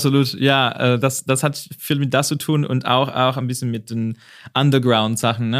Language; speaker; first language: German; non-native, fluent; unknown